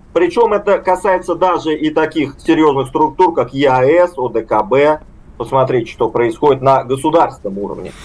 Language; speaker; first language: Russian; native; Russian